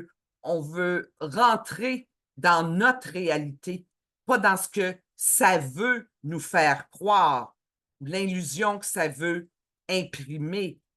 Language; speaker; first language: French; native; French